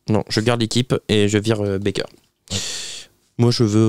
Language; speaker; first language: French; native; French